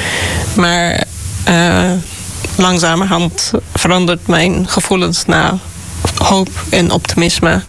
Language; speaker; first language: Dutch; non-native, fluent; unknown